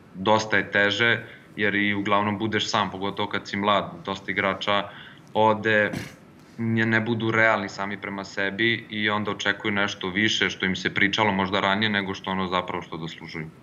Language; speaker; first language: Serbian; early bilingual, other home language; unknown